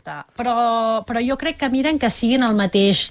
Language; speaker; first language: Catalan; native; Catalan